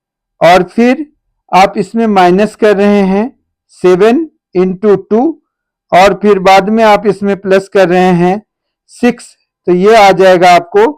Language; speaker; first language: Hindi; native; Hindi